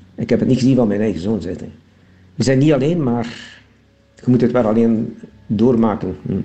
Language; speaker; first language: Dutch; native; Dutch